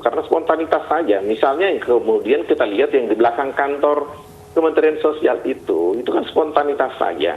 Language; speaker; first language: Indonesian; native; Indonesian